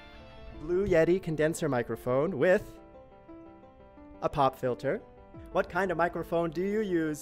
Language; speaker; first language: English; native; English